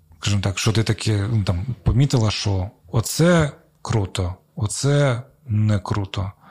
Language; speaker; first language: Ukrainian; native; Ukrainian